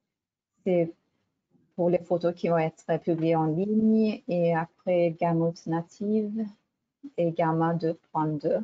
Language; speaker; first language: French; non-native, fluent; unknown